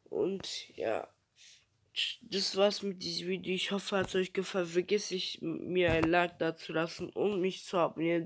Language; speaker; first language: German; early bilingual, other home language; Turkish